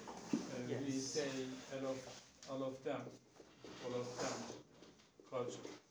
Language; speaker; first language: English; non-native, learner; Turkish